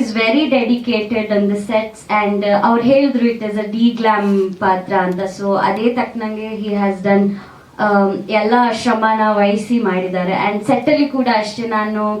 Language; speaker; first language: Kannada; native; Kannada